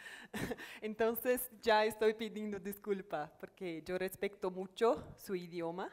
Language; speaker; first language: Spanish; non-native, fluent; Portuguese